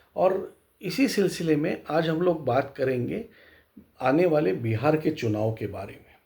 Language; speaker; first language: Hindi; non-native, local second language; Marathi